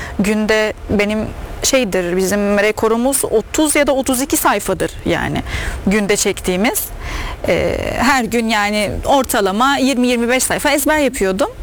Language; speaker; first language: Turkish; non-native, fluent; Arabic